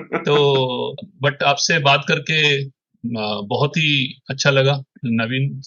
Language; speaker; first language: Hindi; non-native, local second language; Odia